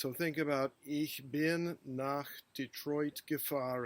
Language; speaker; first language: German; non-native, fluent; English